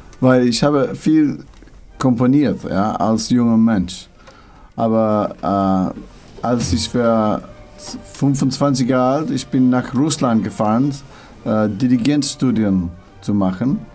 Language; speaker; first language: German; non-native, learner; English